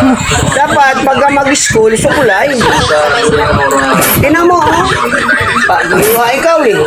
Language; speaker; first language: Filipino; non-native, local second language; Cebuano